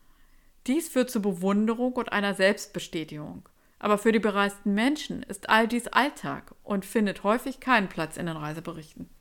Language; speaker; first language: German; native; German